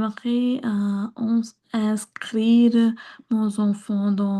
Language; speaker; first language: French; non-native, learner; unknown